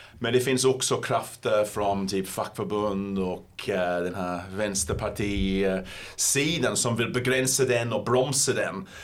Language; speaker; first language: Swedish; non-native, fluent; English